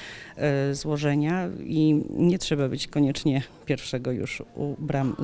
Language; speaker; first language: Polish; native; Polish